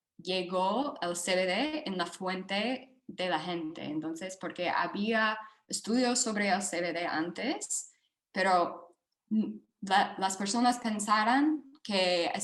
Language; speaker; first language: Spanish; non-native, fluent; English